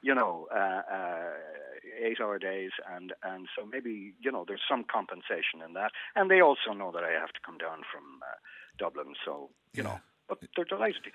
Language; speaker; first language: English; native; English